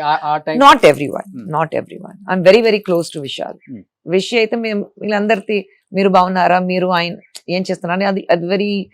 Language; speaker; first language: Telugu; non-native, fluent; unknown